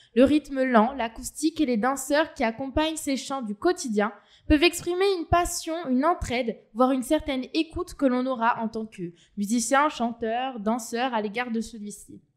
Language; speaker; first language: French; native; French